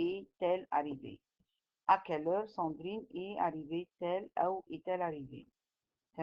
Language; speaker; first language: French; non-native, fluent; Arabic